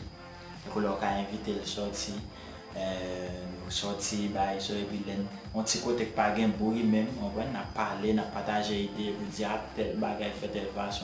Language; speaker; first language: French; non-native, learner; Haitian Creole